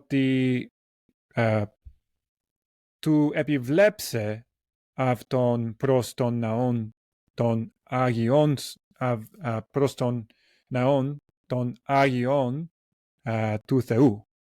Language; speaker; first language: Greek; non-native, learner; English